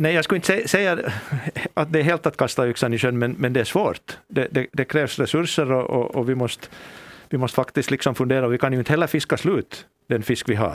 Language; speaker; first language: Swedish; native; Swedish